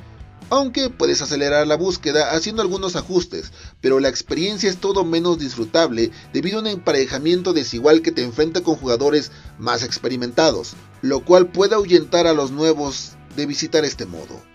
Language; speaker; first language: Spanish; native; Spanish